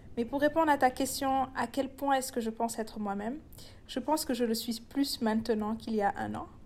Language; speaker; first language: French; non-native, local second language; Wolof